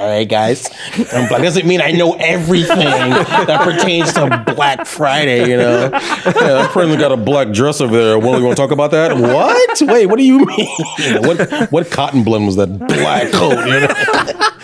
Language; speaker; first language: English; native; English